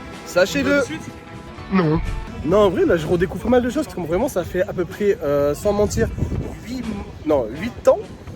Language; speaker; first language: French; native; French